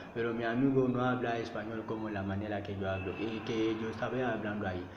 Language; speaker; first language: Spanish; non-native, learner; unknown